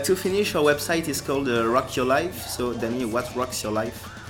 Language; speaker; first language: English; non-native, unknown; French